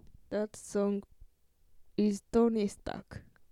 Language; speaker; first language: English; non-native, learner; Japanese